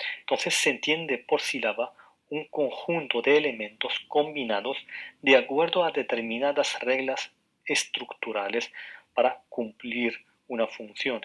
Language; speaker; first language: Spanish; non-native, fluent; Arabic